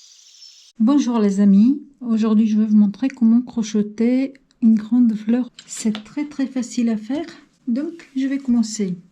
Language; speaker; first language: French; non-native, fluent; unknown